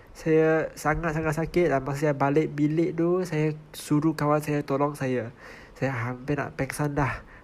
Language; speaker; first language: Malay; non-native, local second language; Chinese